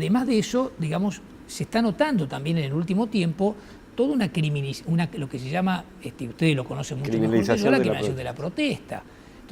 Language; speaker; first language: Spanish; native; Spanish